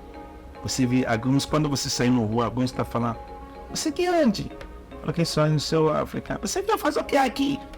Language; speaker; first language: Portuguese; non-native, learner; Igbo